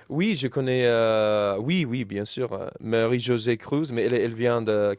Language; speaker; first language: French; non-native, learner; English